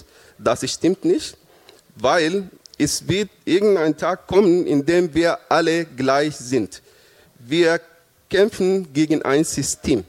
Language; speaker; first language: German; non-native, fluent; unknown